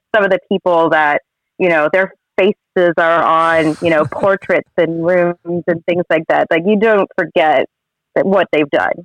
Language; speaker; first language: English; native; English